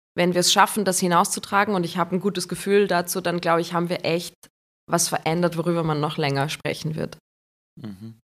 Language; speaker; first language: German; native; German